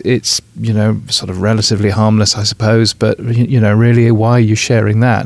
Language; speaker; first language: English; native; English